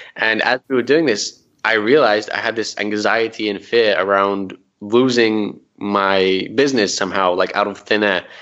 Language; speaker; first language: English; early bilingual, other home language; Arabic